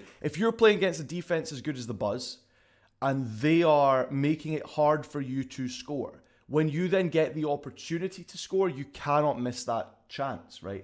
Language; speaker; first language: English; native; English